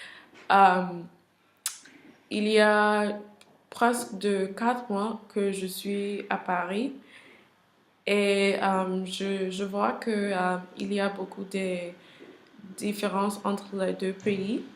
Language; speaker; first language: French; non-native, learner; English